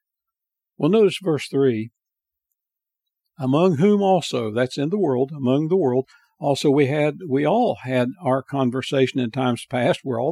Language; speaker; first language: English; native; English